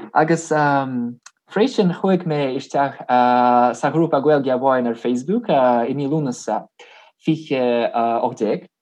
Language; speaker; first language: Irish; non-native, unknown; Russian